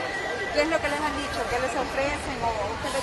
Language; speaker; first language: Spanish; native; Spanish